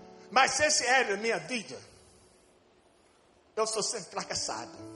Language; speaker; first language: Portuguese; non-native, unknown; English